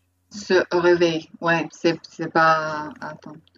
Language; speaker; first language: French; native; French